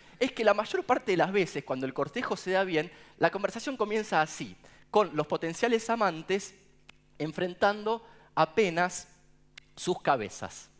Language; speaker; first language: Spanish; native; Spanish